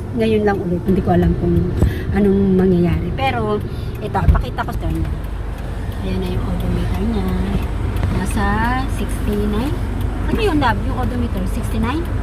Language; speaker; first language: Filipino; native; Filipino